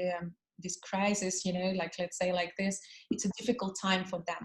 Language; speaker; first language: English; non-native, learner; Russian